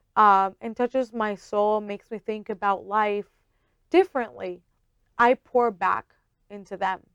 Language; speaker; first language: English; early bilingual, other home language; Spanish